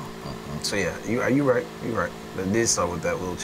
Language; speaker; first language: English; native; English